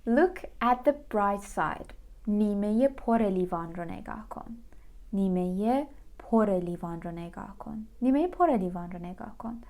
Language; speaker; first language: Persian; native; Persian